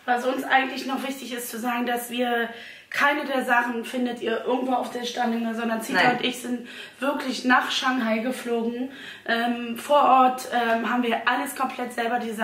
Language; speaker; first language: German; native; German